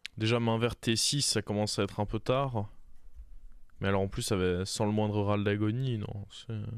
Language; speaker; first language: French; native; French